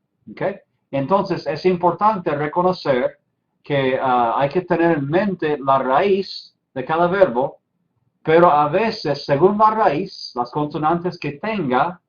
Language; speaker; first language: Spanish; non-native, fluent; English